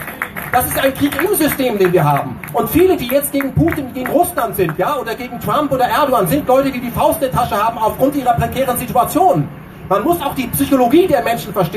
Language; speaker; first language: German; native; German